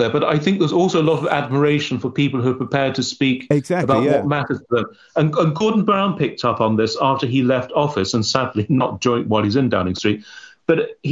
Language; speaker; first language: English; native; English